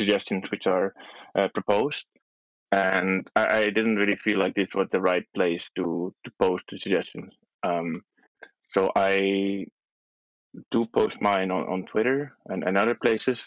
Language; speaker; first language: English; non-native, fluent; Dutch